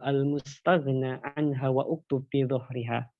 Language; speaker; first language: Arabic; non-native, learner; Indonesian